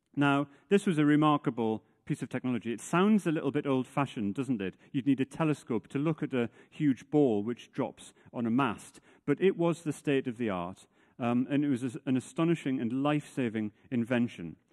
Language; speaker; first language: English; native; English